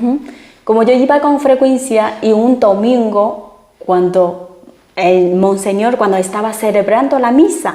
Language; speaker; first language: Spanish; non-native, fluent; Chinese